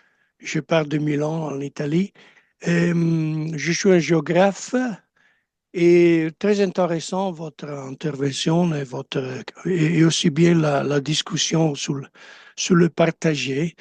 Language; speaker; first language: French; non-native, learner; Italian